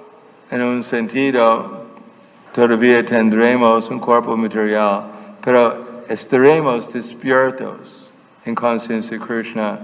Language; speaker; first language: Spanish; non-native, fluent; English